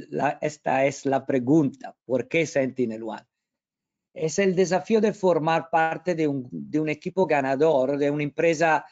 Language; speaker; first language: Spanish; non-native, learner; Italian